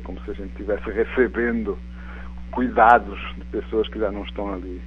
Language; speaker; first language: Portuguese; native; Portuguese